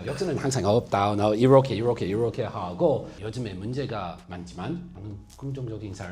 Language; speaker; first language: Korean; non-native, fluent; English